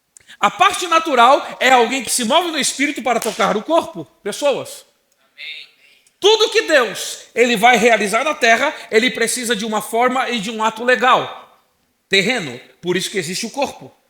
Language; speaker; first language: Portuguese; native; Portuguese